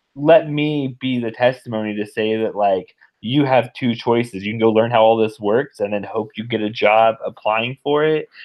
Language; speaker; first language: English; native; English